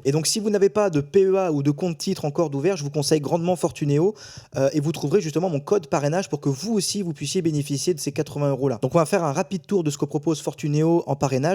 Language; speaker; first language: French; native; French